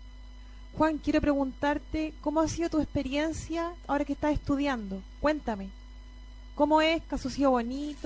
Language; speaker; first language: Spanish; native; Spanish